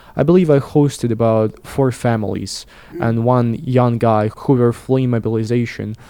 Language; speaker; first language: English; non-native, fluent; Russian